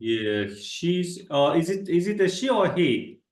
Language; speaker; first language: English; non-native, fluent; Kazakh